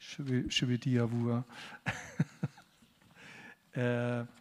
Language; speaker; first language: French; non-native, learner; German